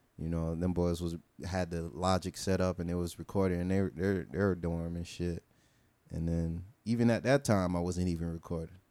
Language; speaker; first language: English; early bilingual, other home language; Haitian Creole